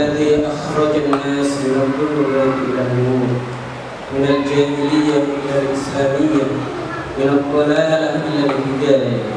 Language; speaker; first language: Arabic; non-native, learner; Indonesian